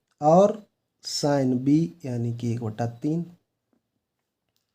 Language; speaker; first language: Hindi; native; Hindi